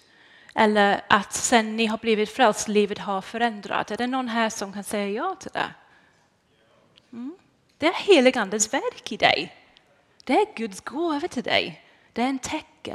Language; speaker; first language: Swedish; non-native, fluent; English